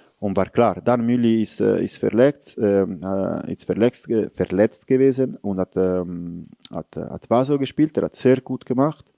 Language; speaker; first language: German; non-native, fluent; Italian